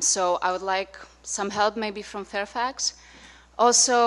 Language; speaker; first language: English; non-native, fluent; Czech